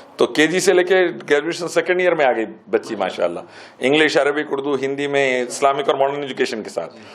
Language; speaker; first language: Urdu; native; Urdu